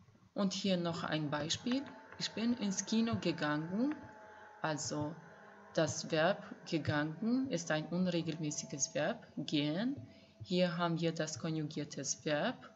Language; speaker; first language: German; non-native, fluent; Albanian